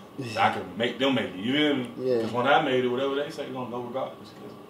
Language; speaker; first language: English; native; English